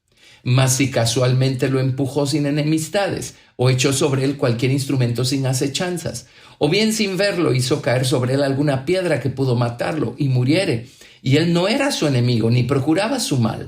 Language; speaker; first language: Spanish; native; Spanish